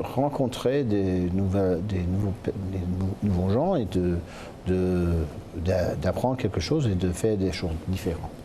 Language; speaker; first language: French; non-native, local second language; English